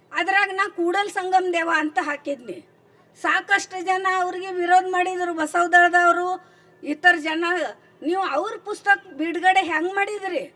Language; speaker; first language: Kannada; non-native, local second language; Marathi